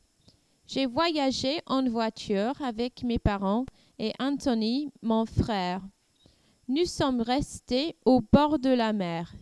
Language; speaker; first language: French; non-native, learner; English